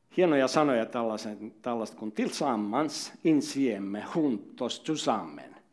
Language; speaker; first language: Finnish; native; Finnish